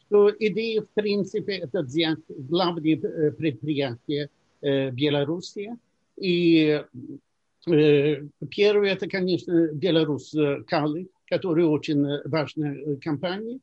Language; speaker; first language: Russian; non-native, fluent; Swedish